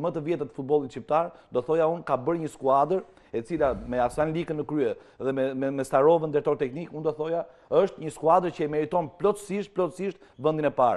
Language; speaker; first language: Albanian; native; Albanian